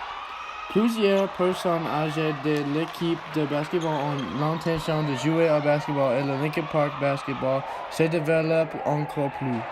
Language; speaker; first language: French; non-native, learner; English